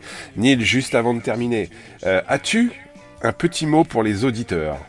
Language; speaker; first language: French; native; French